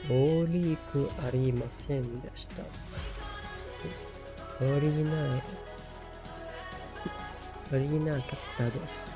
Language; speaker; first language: Japanese; non-native, learner; English